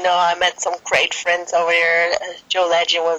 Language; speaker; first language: English; non-native, fluent; German